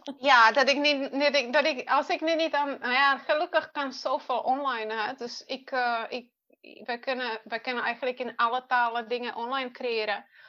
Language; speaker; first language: Dutch; non-native, fluent; Czech